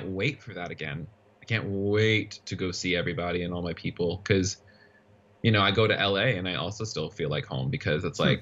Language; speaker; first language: English; native; English